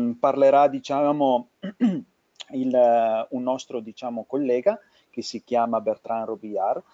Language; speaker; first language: Italian; native; Italian